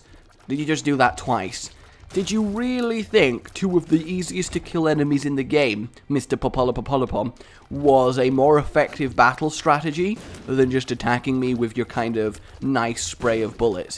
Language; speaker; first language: English; native; English